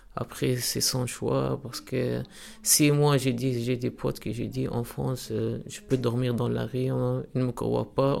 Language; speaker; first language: French; non-native, local second language; Arabic